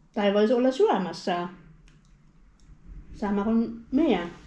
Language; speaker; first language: Finnish; non-native, learner; Filipino